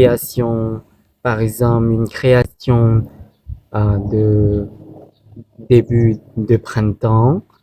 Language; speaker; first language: French; non-native, fluent; Thai